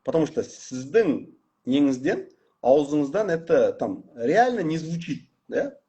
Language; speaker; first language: Russian; non-native, local second language; Kazakh